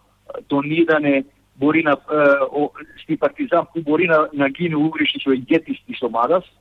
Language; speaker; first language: Greek; non-native, fluent; Serbian